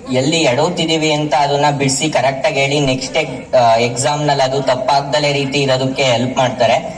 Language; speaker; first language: Kannada; native; Kannada